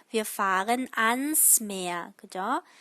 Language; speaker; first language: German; non-native, fluent; Korean